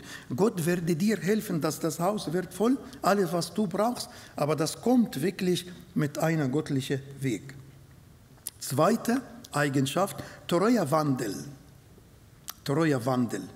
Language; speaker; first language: German; non-native, fluent; Arabic